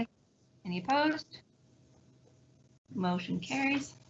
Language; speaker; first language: English; native; English